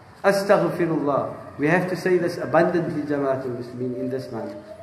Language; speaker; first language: English; native; English